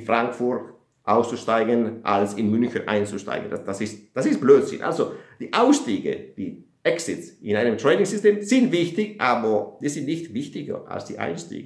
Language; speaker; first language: German; non-native, fluent; Italian